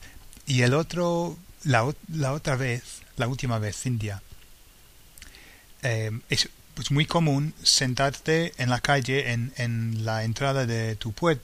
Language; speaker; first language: Spanish; non-native, fluent; English